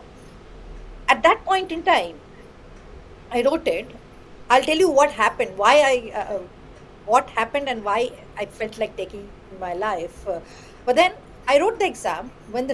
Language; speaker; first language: English; non-native, local second language; Bangla